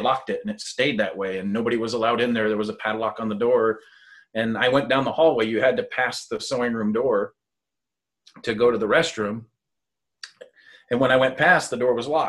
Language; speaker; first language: English; native; English